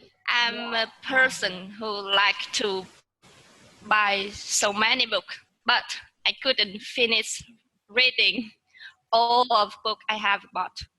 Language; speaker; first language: English; non-native, learner; Vietnamese